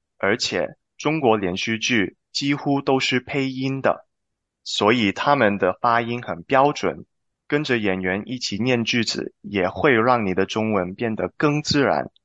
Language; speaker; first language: Chinese; non-native, learner; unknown